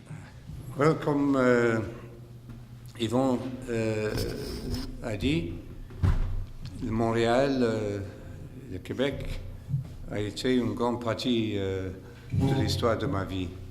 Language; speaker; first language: French; non-native, fluent; English